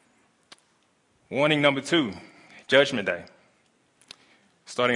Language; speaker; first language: English; native; English